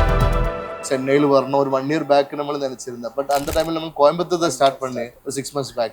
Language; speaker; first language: Tamil; non-native, learner; Malayalam